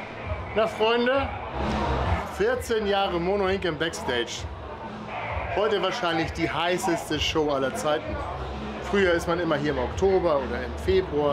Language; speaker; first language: German; native; German